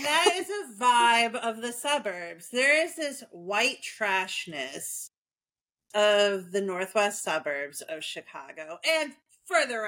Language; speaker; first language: English; native; English